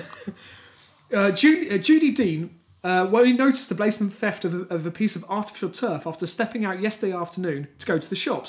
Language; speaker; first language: English; native; English